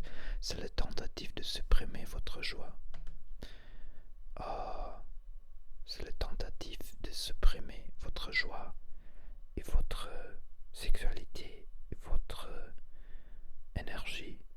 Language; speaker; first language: French; non-native, learner; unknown